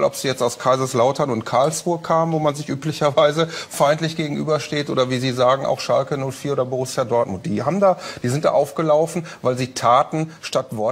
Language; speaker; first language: German; native; German